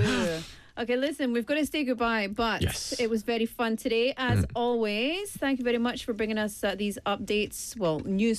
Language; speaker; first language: English; native; English